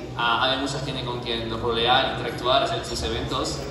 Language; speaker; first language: Spanish; non-native, fluent; French